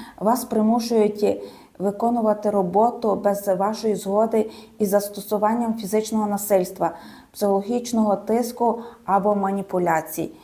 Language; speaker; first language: Ukrainian; native; Ukrainian